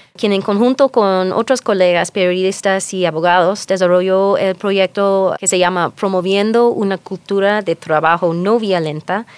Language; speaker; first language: Spanish; non-native, fluent; English